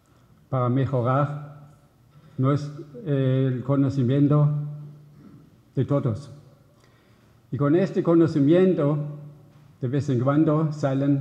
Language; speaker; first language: Spanish; non-native, fluent; German